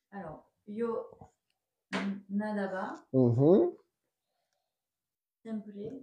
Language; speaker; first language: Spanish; non-native, learner; French